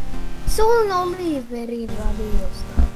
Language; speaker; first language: Finnish; native; Finnish